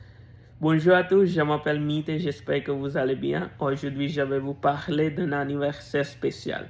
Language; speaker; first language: French; non-native, learner; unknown